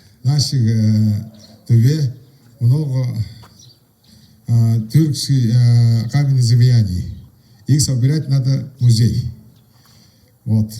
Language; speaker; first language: Russian; non-native, local second language; Tuvinian